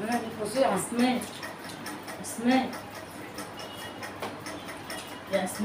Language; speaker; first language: Arabic; native; Arabic